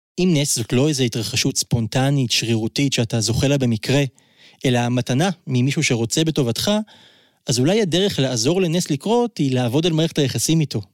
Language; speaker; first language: Hebrew; native; Hebrew